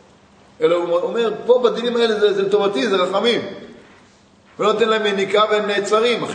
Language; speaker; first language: Hebrew; native; Hebrew